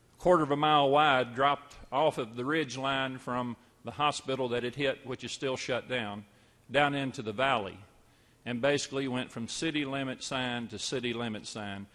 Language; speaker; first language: English; native; English